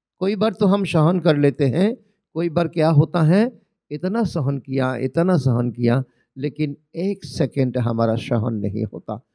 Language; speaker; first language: Hindi; non-native, local second language; Bangla